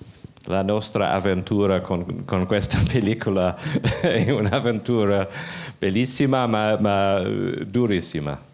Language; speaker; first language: Italian; non-native, learner; English